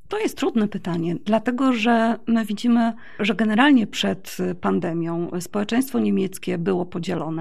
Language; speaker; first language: Polish; native; Polish